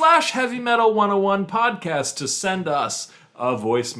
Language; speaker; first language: English; native; English